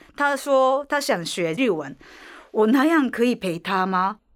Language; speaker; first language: Chinese; non-native, fluent; Japanese